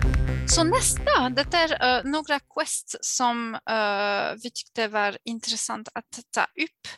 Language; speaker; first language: Swedish; non-native, fluent; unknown